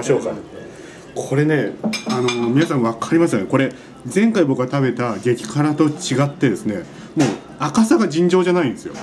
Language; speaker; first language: Japanese; native; Japanese